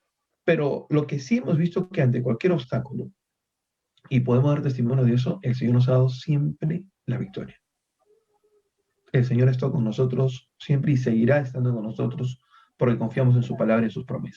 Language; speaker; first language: Spanish; native; Spanish